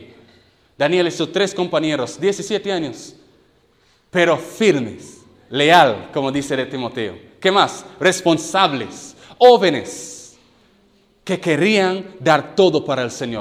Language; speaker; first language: Spanish; non-native, learner; English